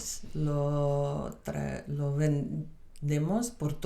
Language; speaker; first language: Spanish; non-native, fluent; Dutch